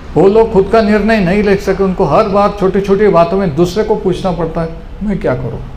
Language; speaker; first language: Hindi; non-native, local second language; Marathi